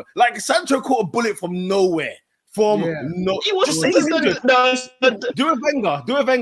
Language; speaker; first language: English; native; English